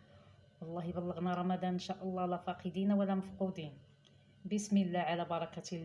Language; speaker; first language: Arabic; native; Arabic